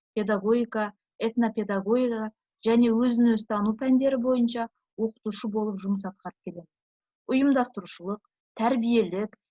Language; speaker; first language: Kazakh; native; Kazakh